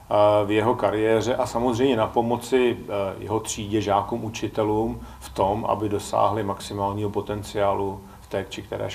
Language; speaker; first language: Czech; native; Czech